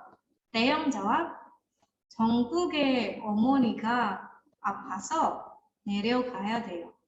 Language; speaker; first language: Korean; non-native, fluent; Indonesian